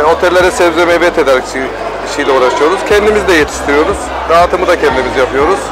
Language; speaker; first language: Turkish; early bilingual, heritage; Turkish